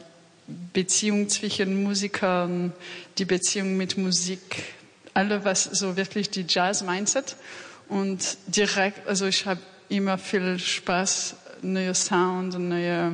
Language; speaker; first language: German; non-native, learner; French